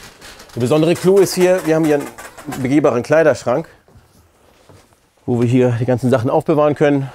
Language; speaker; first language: German; native; German